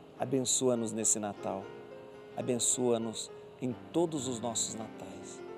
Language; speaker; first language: Portuguese; native; Portuguese